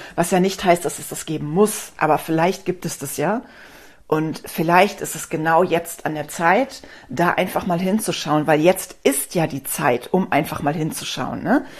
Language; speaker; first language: German; native; German